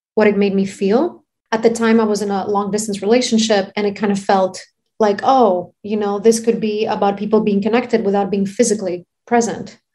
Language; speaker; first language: English; non-native, fluent; Greek